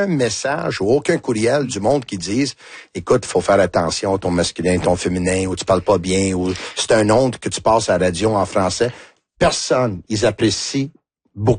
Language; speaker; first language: French; non-native, local second language; Italian